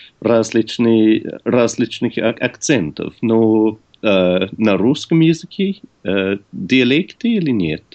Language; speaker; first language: Russian; non-native, learner; English